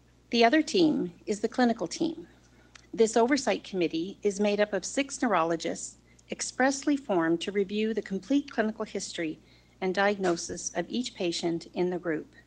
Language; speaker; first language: English; native; English